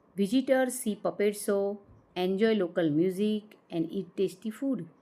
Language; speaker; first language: English; non-native, local second language; Gujarati